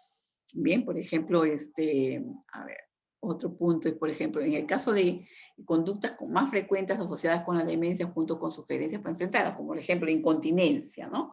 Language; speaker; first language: Spanish; native; Spanish